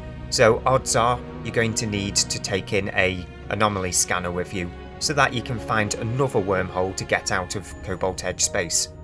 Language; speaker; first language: English; native; English